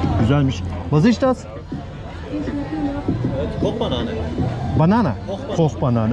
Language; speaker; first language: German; non-native, local second language; Turkish